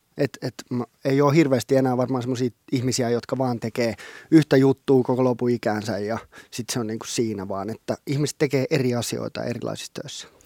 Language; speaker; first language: Finnish; non-native, local second language; Swedish